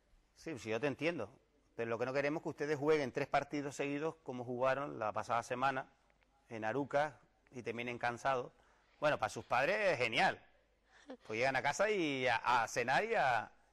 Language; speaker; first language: Spanish; native; Spanish